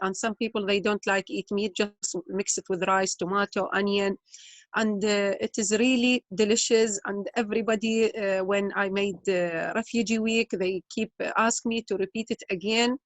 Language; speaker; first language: English; non-native, learner; Arabic